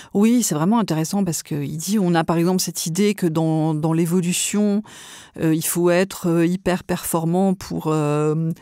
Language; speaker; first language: French; native; French